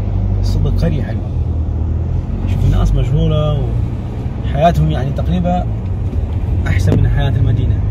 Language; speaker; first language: Arabic; native; Arabic